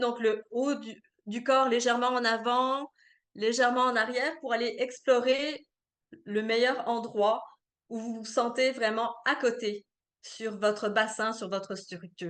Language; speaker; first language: French; native; French